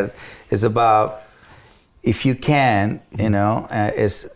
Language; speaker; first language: English; non-native, fluent; Spanish